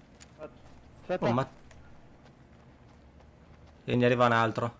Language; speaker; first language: Italian; native; Italian